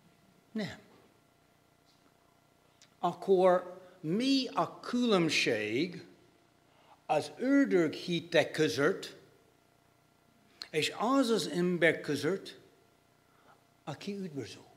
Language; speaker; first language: Hungarian; non-native, fluent; English